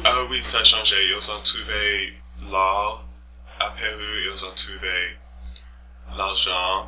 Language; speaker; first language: French; non-native, learner; English